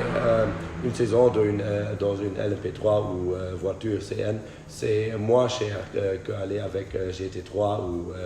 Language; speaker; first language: French; non-native, fluent; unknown